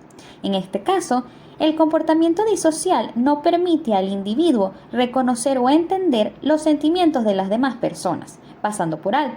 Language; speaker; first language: Spanish; native; Spanish